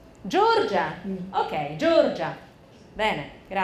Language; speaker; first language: Italian; non-native, fluent; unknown